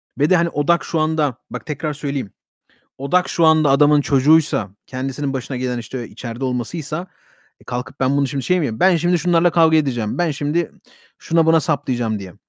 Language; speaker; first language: Turkish; early bilingual, heritage; Turkish